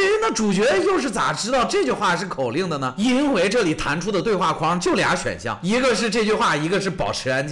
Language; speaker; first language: Chinese; native; Chinese